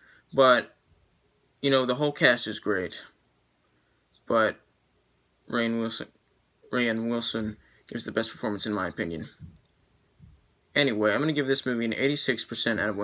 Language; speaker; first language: English; native; English